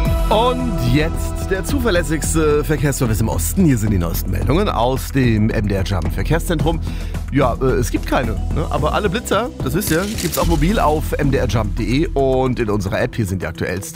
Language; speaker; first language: German; native; German